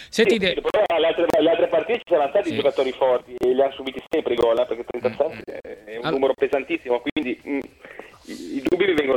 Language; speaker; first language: Italian; native; Italian